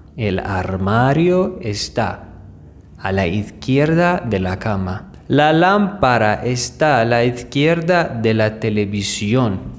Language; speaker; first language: Spanish; non-native, fluent; Persian